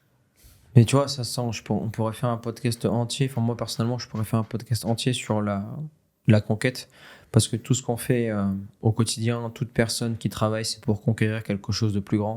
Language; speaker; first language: French; native; French